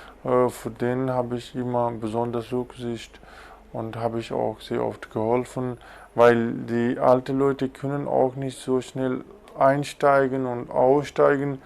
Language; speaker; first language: German; non-native, fluent; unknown